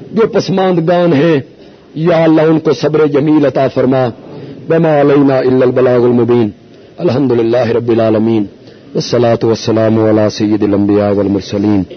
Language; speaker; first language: Urdu; non-native, local second language; Punjabi